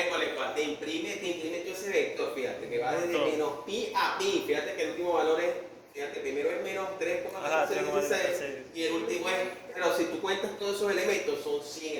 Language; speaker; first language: Spanish; native; Spanish